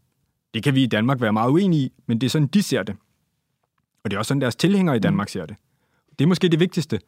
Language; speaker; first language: Danish; native; Danish